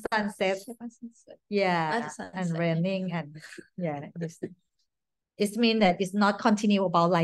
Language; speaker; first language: English; non-native, learner; Thai